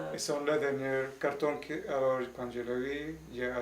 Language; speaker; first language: French; non-native, learner; Spanish